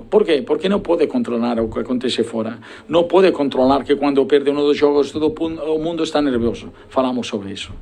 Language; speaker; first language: Portuguese; non-native, learner; Spanish